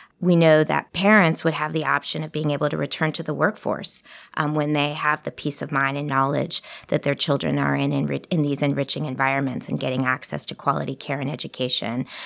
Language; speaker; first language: English; early bilingual, other home language; Spanish